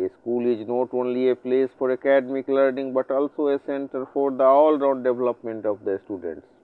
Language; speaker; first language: English; non-native, local second language; Hindi